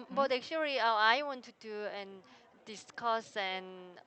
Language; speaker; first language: English; non-native, learner; Korean